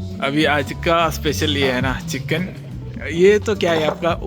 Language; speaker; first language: Hindi; non-native, local second language; Malayalam